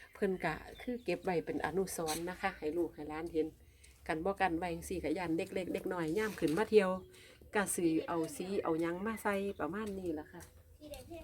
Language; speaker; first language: Thai; non-native, local second language; Northeastern Thai